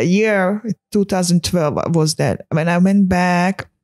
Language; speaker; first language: English; non-native, fluent; Hungarian